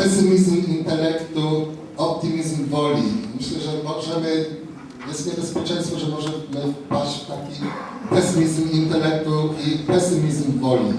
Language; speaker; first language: Polish; non-native, fluent; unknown